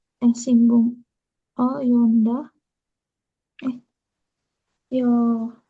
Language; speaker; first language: Japanese; non-native, learner; Indonesian